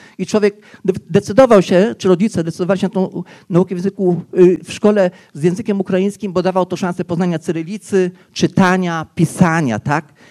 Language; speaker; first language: Polish; non-native, local second language; Rusyn